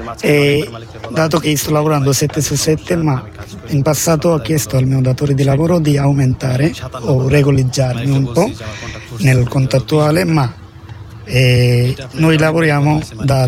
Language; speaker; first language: Italian; non-native, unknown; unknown